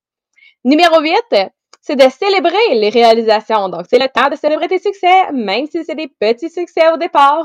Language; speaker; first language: French; native; French